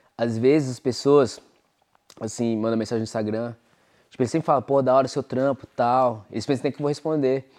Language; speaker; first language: Portuguese; native; Portuguese